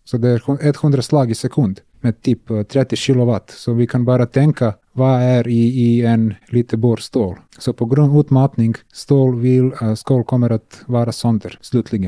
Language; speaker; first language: Swedish; non-native, learner; Serbian